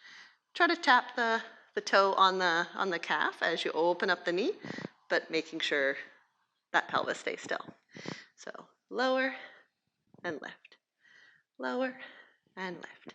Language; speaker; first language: English; native; English